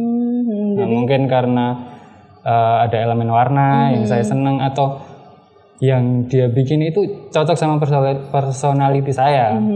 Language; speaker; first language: Indonesian; native; Indonesian